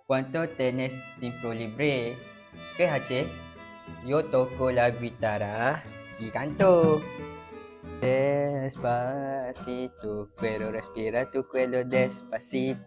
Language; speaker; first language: Spanish; non-native, learner; Malay